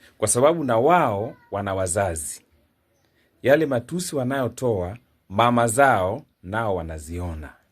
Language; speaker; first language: Swahili; native; Swahili